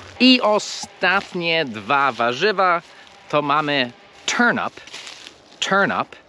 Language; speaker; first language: Polish; non-native, fluent; English